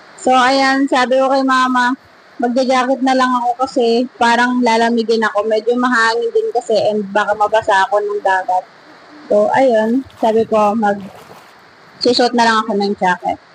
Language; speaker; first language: Filipino; non-native, local second language; Bikol